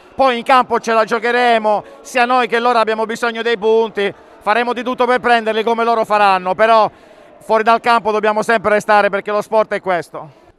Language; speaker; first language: Italian; native; Italian